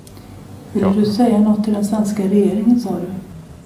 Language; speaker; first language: Swedish; native; Swedish